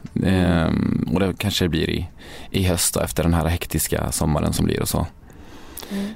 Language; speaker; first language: Swedish; native; Swedish